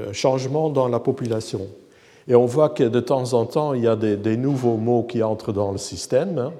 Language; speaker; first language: French; non-native, fluent; Dutch